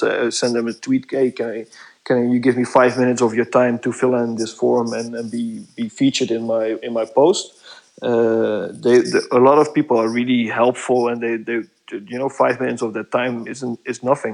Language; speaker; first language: English; non-native, fluent; Dutch